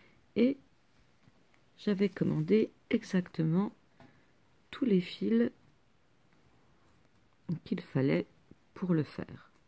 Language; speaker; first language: French; native; French